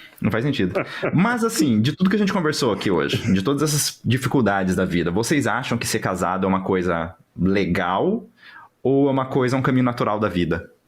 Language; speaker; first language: Portuguese; native; Portuguese